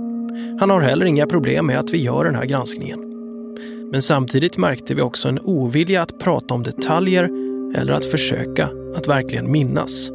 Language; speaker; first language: Swedish; native; Swedish